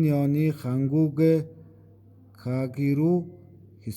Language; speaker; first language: Korean; non-native, learner; Mongolian